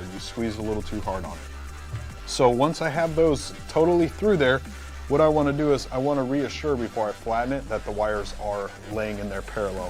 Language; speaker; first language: English; native; English